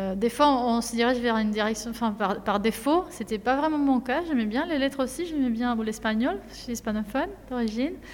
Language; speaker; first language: French; non-native, fluent; Spanish